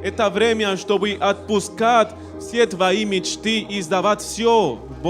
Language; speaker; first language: Russian; non-native, learner; Spanish